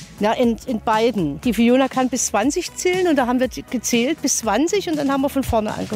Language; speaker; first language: German; native; German